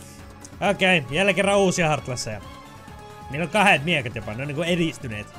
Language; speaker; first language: Finnish; native; Finnish